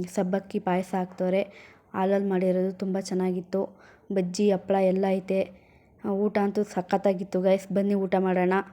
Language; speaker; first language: Kannada; non-native, local second language; Lambadi